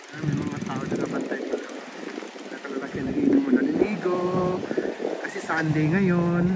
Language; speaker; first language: Filipino; non-native, local second language; Chavacano